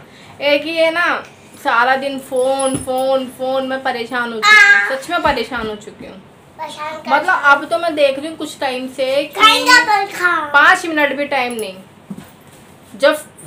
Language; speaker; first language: Hindi; native; Hindi